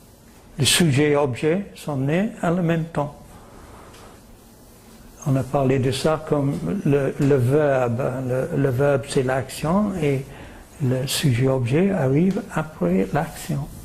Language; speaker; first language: French; non-native, fluent; English